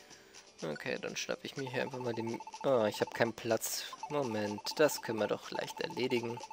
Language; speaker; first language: German; native; German